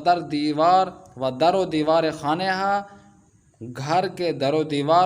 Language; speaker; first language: Persian; non-native, fluent; Urdu